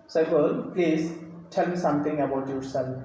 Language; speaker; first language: English; non-native, fluent; Bangla